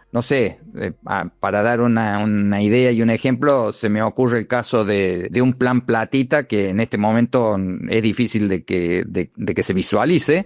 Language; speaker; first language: Spanish; native; Spanish